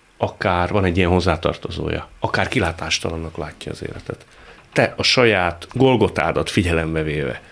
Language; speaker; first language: Hungarian; native; Hungarian